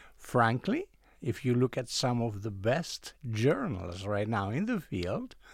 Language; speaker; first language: English; non-native, fluent; Greek